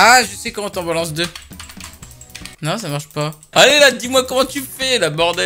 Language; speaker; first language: French; native; French